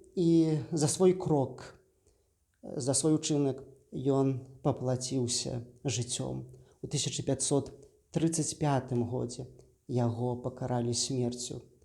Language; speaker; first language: Belarusian; native; Belarusian